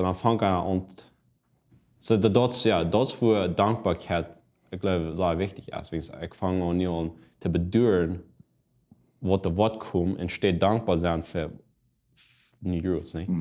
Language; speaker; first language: German; non-native, learner; Plautdietsch